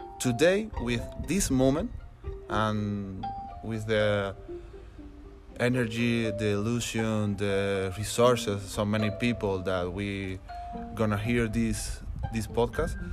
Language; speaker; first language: English; non-native, learner; Spanish